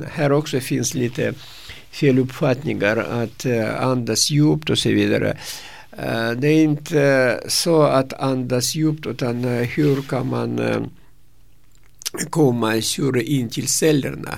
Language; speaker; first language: Swedish; non-native, fluent; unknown